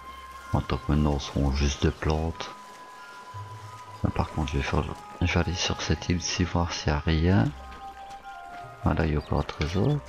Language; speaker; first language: French; native; French